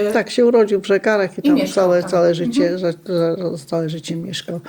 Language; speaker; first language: Polish; non-native, local second language; Lithuanian